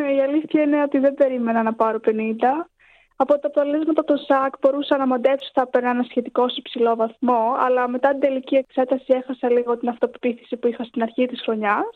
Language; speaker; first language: Greek; early bilingual, heritage; Greek